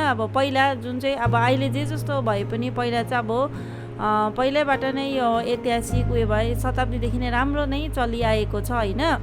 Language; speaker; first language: Nepali; native; Nepali